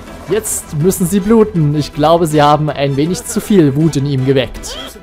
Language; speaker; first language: German; native; German